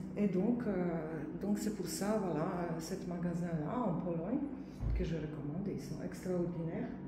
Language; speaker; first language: French; non-native, fluent; Polish